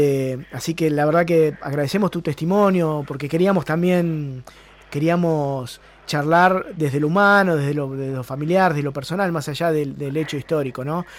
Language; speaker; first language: Spanish; native; Spanish